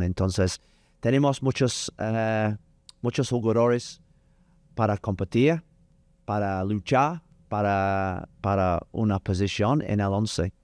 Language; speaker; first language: Spanish; non-native, learner; English